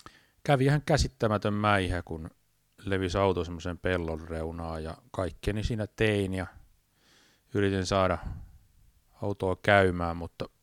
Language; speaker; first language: Finnish; native; Finnish